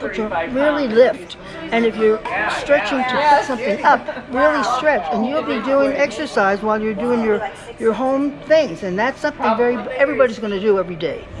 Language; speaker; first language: English; native; English